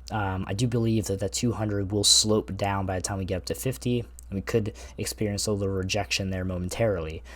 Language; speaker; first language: English; native; English